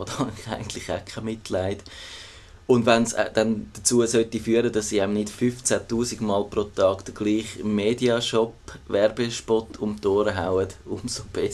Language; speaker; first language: German; native; German